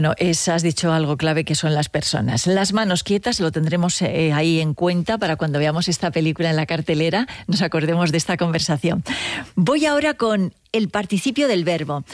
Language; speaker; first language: Spanish; native; Spanish